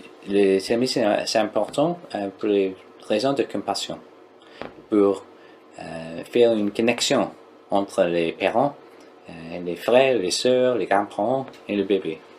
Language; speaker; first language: French; non-native, learner; English